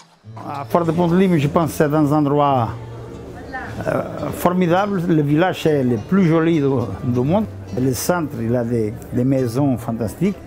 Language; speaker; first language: French; non-native, fluent; Portuguese